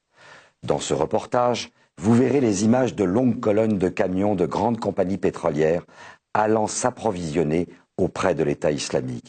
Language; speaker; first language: French; native; French